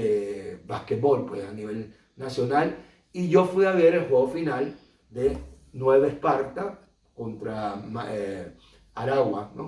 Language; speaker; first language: Spanish; native; Spanish